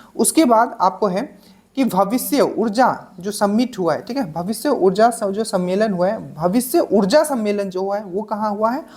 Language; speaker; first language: Hindi; native; Hindi